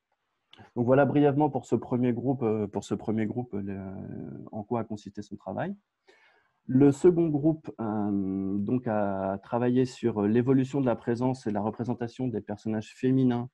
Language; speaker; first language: French; native; French